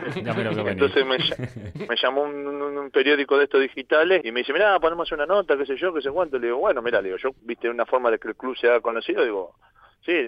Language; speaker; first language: Spanish; native; Spanish